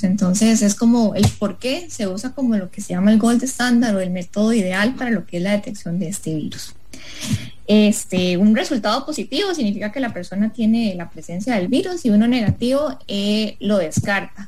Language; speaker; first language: Spanish; native; Spanish